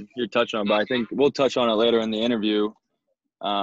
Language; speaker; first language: English; native; English